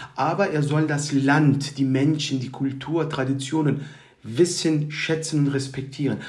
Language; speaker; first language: German; early bilingual, other home language; Turkish